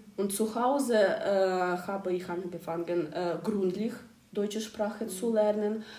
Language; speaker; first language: German; non-native, learner; Ukrainian